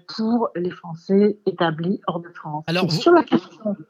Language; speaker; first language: French; native; French